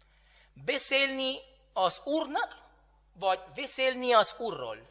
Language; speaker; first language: Hungarian; non-native, learner; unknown